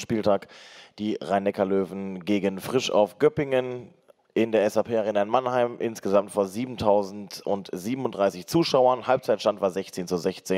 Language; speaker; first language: German; native; German